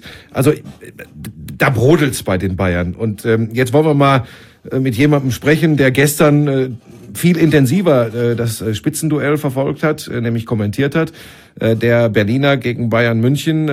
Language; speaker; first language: German; native; German